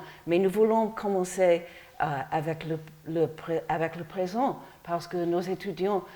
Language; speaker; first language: French; non-native, fluent; English